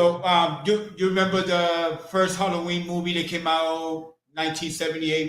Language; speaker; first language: English; native; English